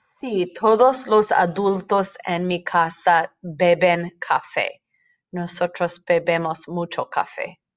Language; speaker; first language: Spanish; non-native, fluent; English